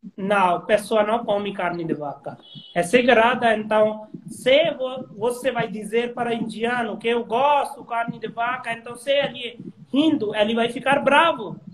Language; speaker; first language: Portuguese; non-native, learner; Hindi